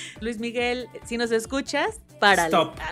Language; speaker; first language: Spanish; native; Spanish